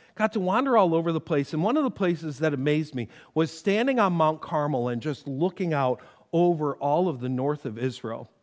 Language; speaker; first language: English; native; English